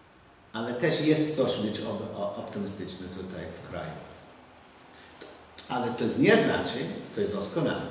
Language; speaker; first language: Polish; non-native, learner; English